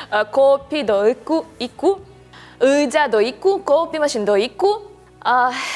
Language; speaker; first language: Korean; non-native, fluent; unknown